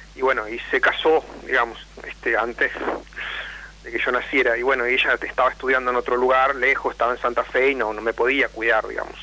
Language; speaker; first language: Spanish; native; Spanish